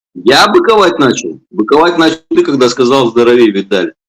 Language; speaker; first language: Russian; native; Russian